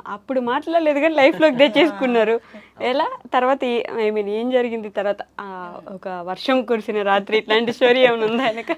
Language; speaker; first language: Telugu; native; Telugu